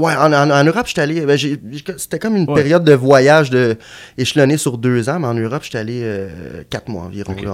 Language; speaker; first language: French; native; French